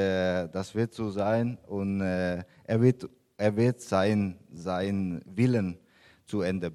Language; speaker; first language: German; non-native, fluent; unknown